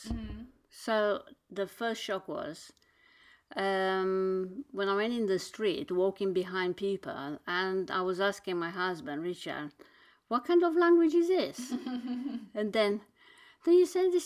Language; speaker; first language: English; non-native, fluent; Romanian